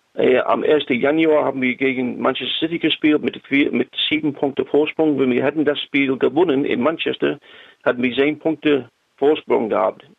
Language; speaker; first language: German; non-native, learner; English